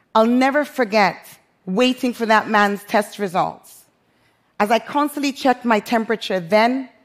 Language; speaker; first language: English; non-native, local second language; Krio